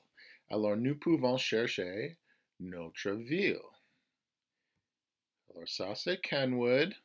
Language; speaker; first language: French; non-native, fluent; English